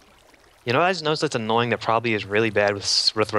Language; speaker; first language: English; native; English